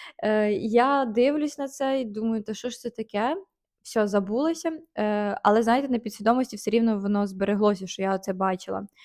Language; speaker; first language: Ukrainian; native; Ukrainian